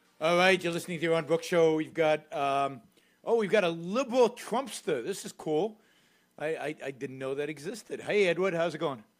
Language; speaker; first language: English; native; English